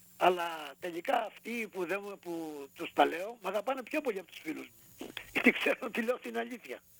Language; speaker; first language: Greek; native; Greek